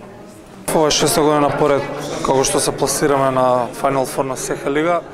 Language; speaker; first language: Macedonian; native; Macedonian